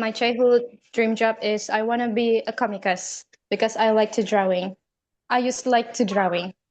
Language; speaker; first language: English; non-native, learner; Indonesian